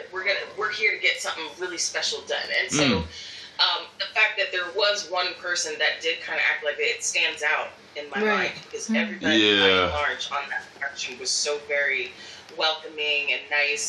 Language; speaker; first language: English; native; English